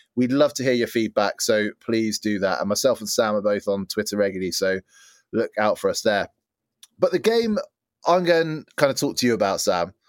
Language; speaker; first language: English; native; English